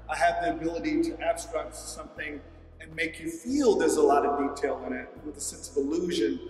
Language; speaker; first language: English; native; English